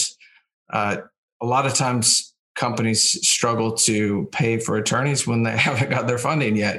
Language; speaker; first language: English; native; English